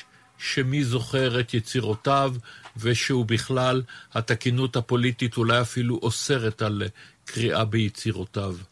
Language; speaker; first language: Hebrew; native; Hebrew